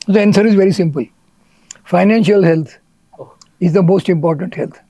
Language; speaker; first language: English; non-native, local second language; Gujarati